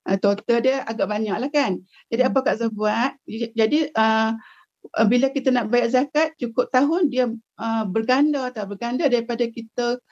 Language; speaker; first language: Malay; native; Malay